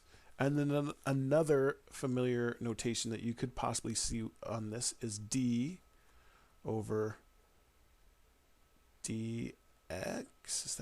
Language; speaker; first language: English; native; English